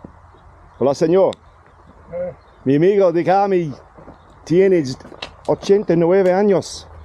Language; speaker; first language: Spanish; non-native, learner; English